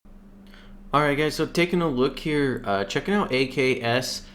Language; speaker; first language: English; native; English